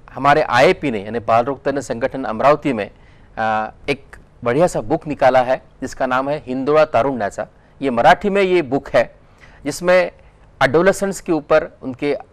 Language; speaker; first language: Hindi; non-native, local second language; Marathi